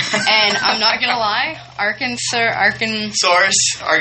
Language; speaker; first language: English; native; English